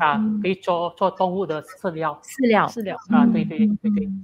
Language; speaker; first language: Chinese; non-native, learner; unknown